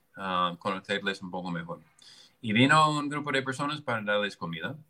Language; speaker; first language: Spanish; non-native, fluent; English